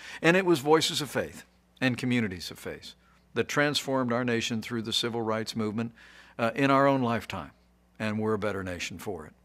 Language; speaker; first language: English; native; English